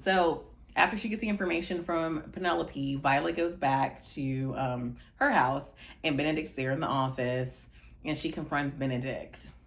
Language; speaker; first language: English; native; English